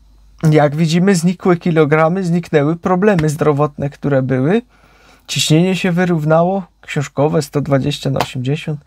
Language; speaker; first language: Polish; native; Polish